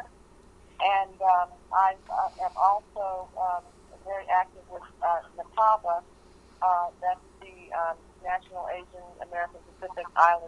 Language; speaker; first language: English; early bilingual, other home language; Korean